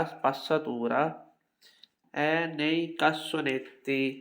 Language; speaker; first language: Italian; non-native, fluent; Urdu